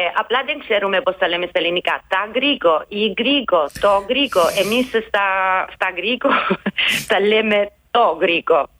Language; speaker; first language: Greek; non-native, fluent; Italian